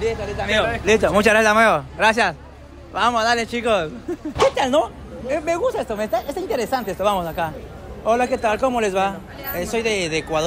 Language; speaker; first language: Spanish; native; Spanish